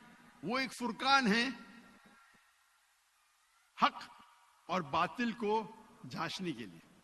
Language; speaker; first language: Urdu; non-native, local second language; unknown